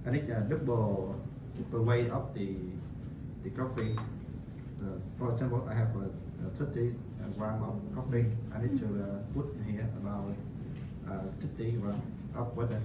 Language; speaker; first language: English; non-native, learner; Vietnamese